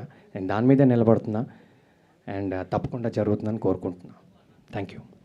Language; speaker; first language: Telugu; native; Telugu